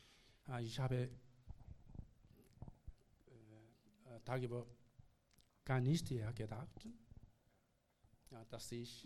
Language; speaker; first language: German; non-native, learner; Korean